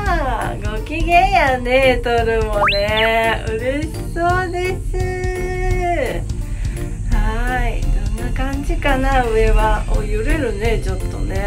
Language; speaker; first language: Japanese; native; Japanese